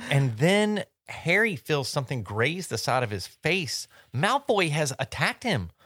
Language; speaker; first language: English; native; English